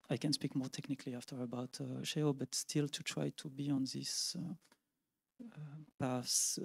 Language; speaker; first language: English; non-native, fluent; French